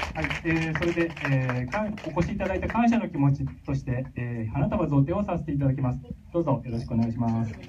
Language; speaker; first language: Japanese; native; Japanese